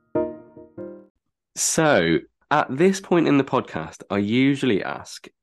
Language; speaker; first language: English; native; English